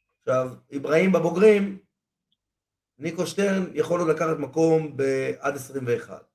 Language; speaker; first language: Hebrew; non-native, fluent; Spanish